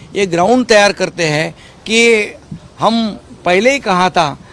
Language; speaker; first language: Hindi; non-native, local second language; Marathi